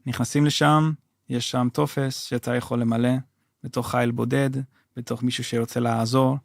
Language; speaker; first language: Hebrew; non-native, fluent; Dutch